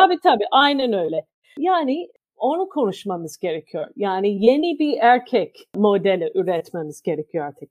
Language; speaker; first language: Turkish; non-native, fluent; English